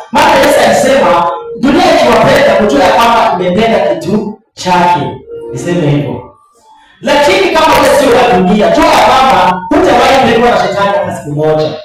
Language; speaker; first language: Swahili; non-native, local second language; Rundi